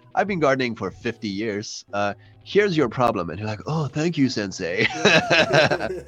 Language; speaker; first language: English; native; English